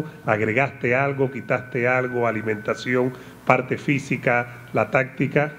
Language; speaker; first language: Spanish; native; Spanish